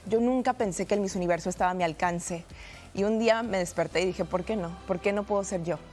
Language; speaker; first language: Spanish; early bilingual, heritage; Spanish